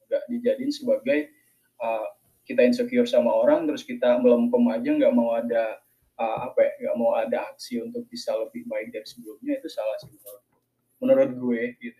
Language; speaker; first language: Indonesian; non-native, local second language; Madurese